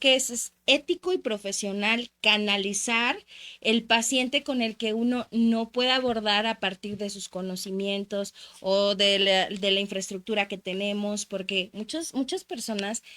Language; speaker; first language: Spanish; native; Spanish